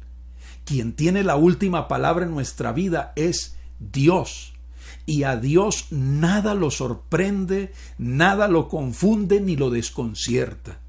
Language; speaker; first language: Spanish; native; Spanish